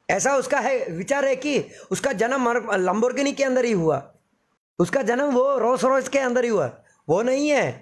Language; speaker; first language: Hindi; non-native, local second language; Telugu